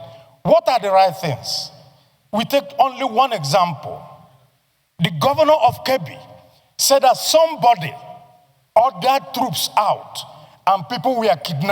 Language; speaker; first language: English; non-native, local second language; Igbo